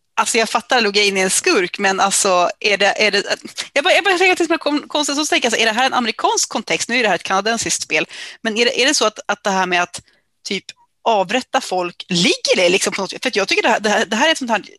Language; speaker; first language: Swedish; native; Swedish